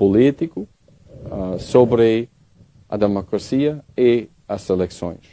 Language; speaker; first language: Portuguese; non-native, learner; English